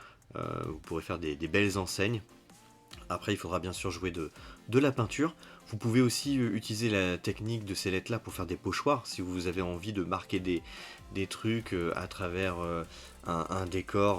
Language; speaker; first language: French; native; French